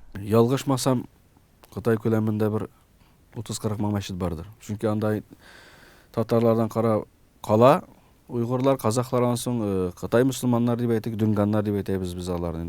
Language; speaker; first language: Tatar; early bilingual, heritage; Tatar